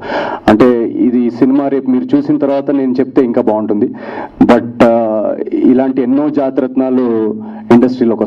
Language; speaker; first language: Telugu; native; Telugu